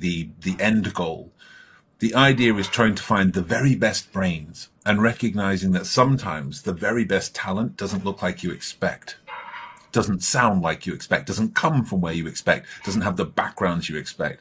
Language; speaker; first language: English; native; English